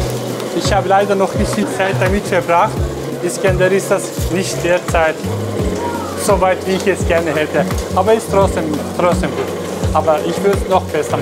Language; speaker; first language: German; non-native, fluent; Turkish